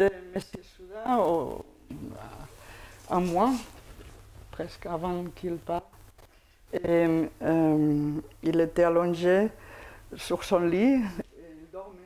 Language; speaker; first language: French; non-native, fluent; Spanish